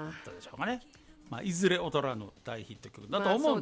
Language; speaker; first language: Japanese; native; Japanese